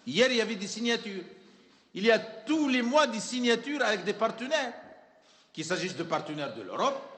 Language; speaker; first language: French; non-native, local second language; Arabic